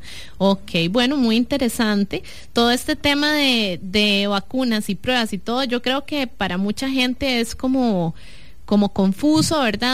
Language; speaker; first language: Spanish; native; Spanish